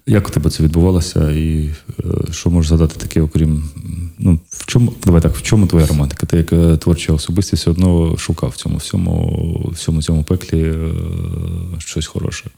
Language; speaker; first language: Ukrainian; non-native, local second language; Russian